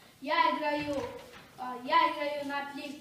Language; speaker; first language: Russian; non-native, learner; Mongolian